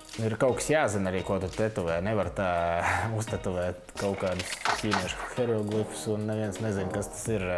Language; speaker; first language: Latvian; native; Latvian